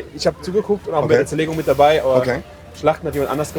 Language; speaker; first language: German; native; German